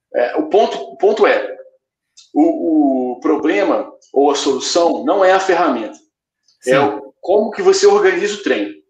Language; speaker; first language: Portuguese; native; Portuguese